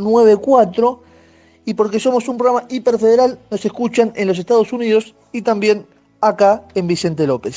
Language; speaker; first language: Spanish; native; Spanish